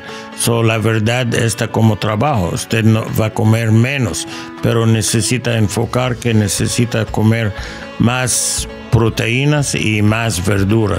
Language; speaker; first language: Spanish; non-native, learner; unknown